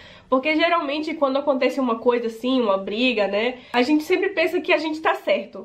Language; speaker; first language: Portuguese; native; Portuguese